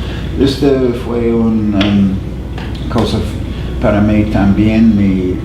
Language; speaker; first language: Spanish; non-native, fluent; English